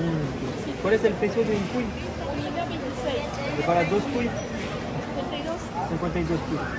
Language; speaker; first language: Spanish; non-native, learner; French